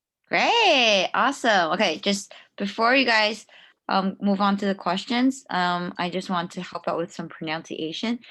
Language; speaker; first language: English; non-native, fluent; Chinese